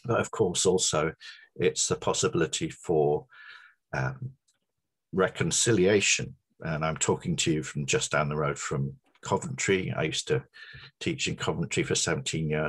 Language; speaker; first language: English; native; English